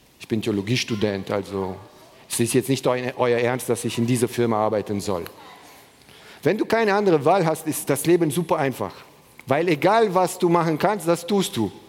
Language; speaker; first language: German; non-native, fluent; Romanian